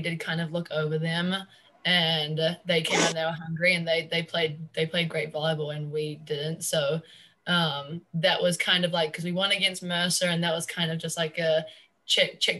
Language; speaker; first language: English; native; English